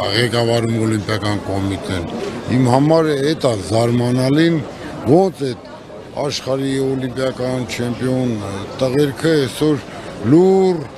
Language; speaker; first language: Armenian; native; Armenian